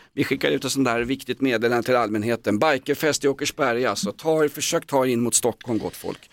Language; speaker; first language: Swedish; native; Swedish